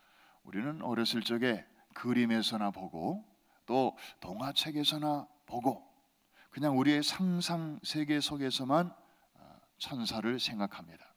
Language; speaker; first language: Korean; native; Korean